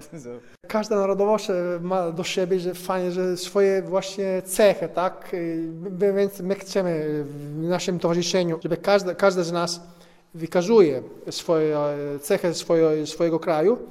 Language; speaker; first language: Polish; non-native, fluent; Italian